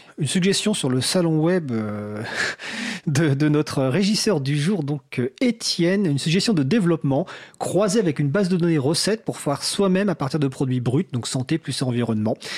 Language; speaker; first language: French; native; French